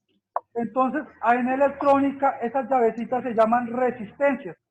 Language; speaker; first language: Spanish; native; Spanish